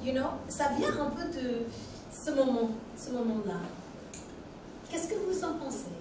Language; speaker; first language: French; non-native, fluent; English